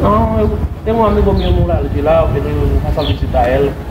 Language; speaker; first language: Portuguese; non-native, learner; Haitian Creole